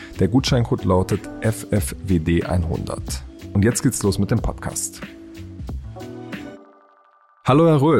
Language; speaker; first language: German; native; German